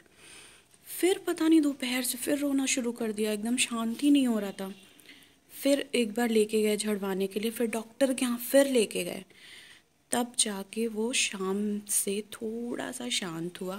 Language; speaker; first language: Hindi; native; Hindi